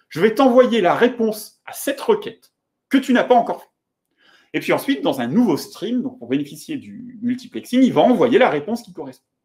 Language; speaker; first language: French; native; French